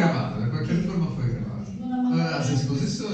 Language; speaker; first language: Portuguese; non-native, fluent; Italian